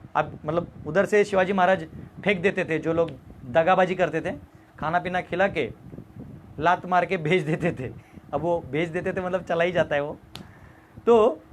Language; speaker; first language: Hindi; non-native, local second language; Marathi